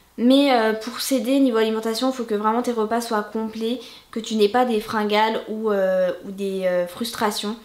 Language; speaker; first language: French; native; French